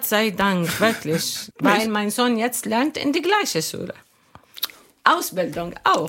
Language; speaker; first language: German; non-native, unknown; Arabic